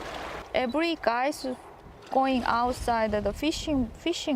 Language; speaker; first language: English; non-native, learner; Korean